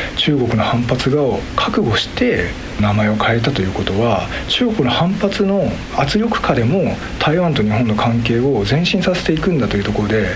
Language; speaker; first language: Japanese; native; Japanese